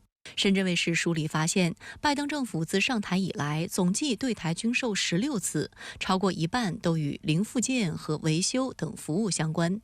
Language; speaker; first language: Chinese; native; Chinese